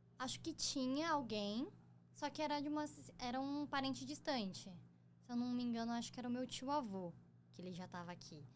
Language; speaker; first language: Portuguese; native; Portuguese